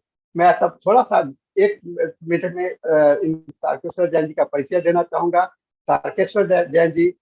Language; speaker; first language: Hindi; native; Hindi